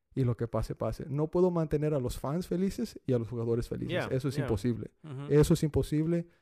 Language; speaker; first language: Spanish; early bilingual, heritage; Spanish